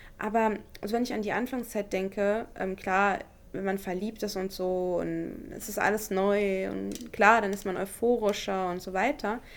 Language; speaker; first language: German; native; German